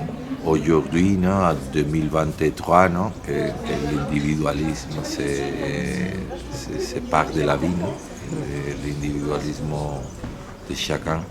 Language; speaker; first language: French; non-native, fluent; Spanish